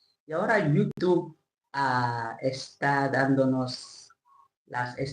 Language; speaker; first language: Spanish; non-native, learner; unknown